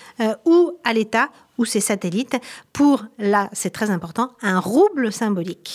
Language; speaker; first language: French; native; French